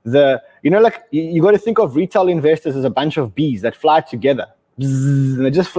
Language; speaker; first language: English; native; English